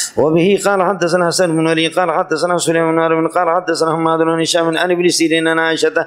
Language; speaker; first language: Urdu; non-native, local second language; Brahui